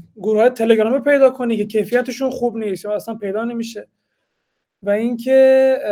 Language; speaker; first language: Persian; native; Persian